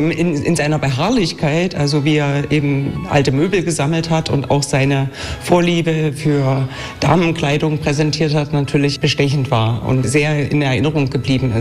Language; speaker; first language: German; native; German